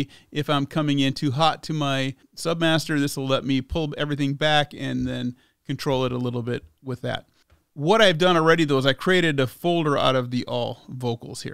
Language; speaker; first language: English; native; English